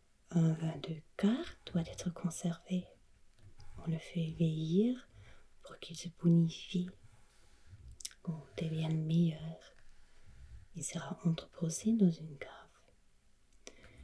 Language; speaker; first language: French; non-native, fluent; German